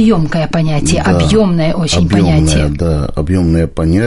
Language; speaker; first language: Russian; native; Russian